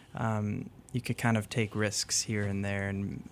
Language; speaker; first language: English; early bilingual, other home language; French